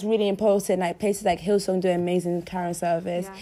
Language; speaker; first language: English; non-native, local second language; Yoruba